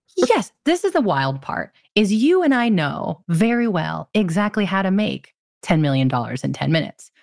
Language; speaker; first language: English; early bilingual, other home language; Filipino